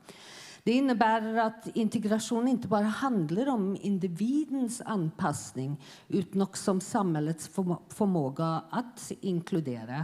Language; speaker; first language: Swedish; non-native, fluent; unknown